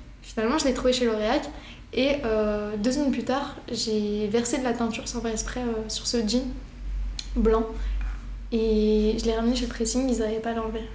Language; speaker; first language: French; early bilingual, other home language; Arabic